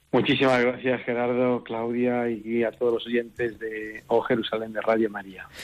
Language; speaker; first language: Spanish; native; Spanish